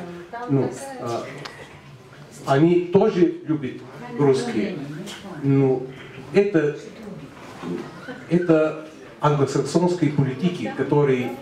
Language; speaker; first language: Russian; non-native, learner; Bulgarian